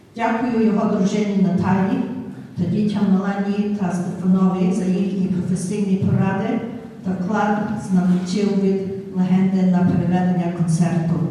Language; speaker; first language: Ukrainian; early bilingual, heritage; Ukrainian